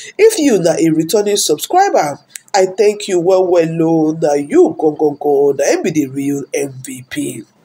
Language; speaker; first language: Nigerian Pidgin; non-native, local second language; Yoruba